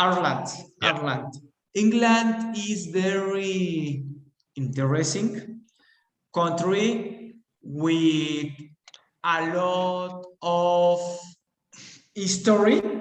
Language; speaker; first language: English; non-native, learner; Spanish